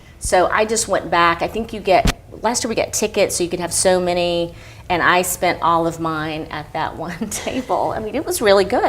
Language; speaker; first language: English; native; English